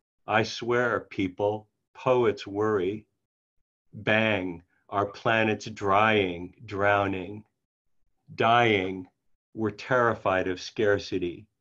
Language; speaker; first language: English; native; English